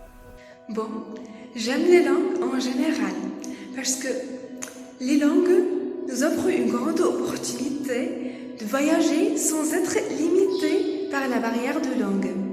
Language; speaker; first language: French; non-native, fluent; Arabic